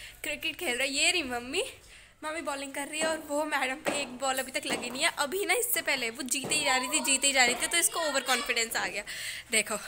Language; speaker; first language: Hindi; native; Hindi